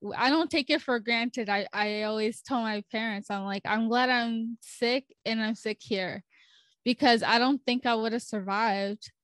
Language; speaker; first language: English; early bilingual, other home language; Spanish